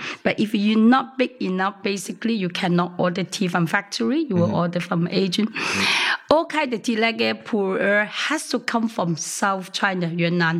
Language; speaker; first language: English; non-native, local second language; Cantonese